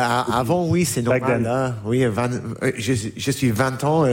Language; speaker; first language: French; non-native, learner; English